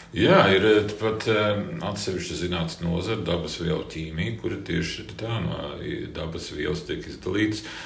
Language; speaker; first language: Latvian; native; Latvian